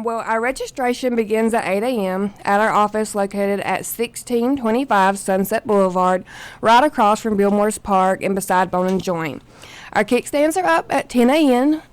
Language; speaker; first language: English; native; English